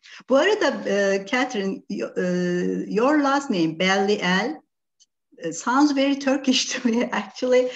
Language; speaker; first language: English; non-native, fluent; Turkish